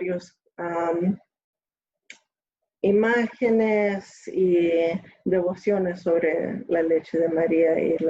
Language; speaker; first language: Spanish; early bilingual, other home language; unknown